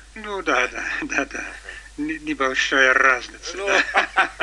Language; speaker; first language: Russian; non-native, learner; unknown